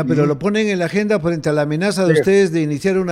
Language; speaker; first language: Spanish; native; Spanish